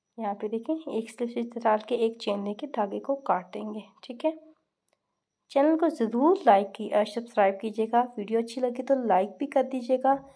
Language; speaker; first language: Urdu; native; Urdu